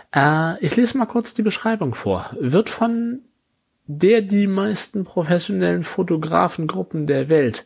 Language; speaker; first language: German; native; German